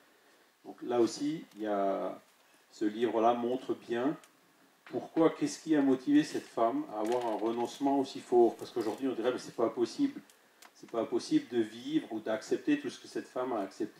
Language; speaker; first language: French; native; French